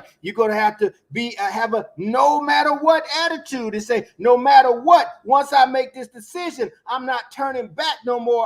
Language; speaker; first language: English; native; English